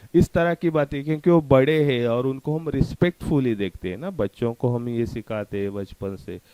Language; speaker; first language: Hindi; non-native, local second language; Marathi